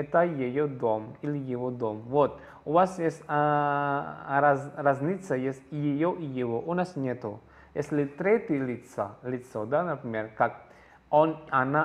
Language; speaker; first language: Russian; non-native, learner; Javanese